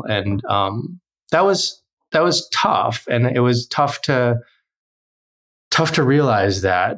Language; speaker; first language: English; early bilingual, other home language; Korean